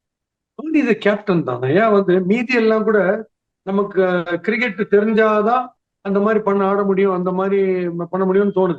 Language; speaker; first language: Tamil; native; Tamil